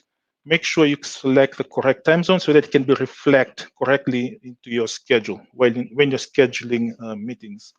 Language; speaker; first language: English; non-native, local second language; Fijian